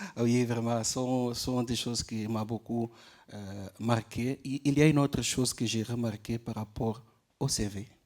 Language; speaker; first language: French; non-native, learner; Portuguese